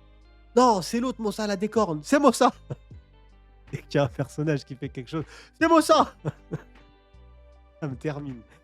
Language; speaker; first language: French; native; French